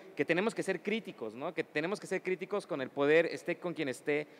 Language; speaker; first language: Spanish; native; Spanish